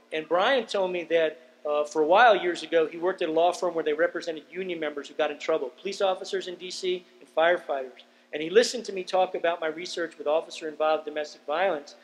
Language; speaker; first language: English; native; English